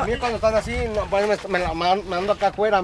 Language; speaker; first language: Spanish; native; Spanish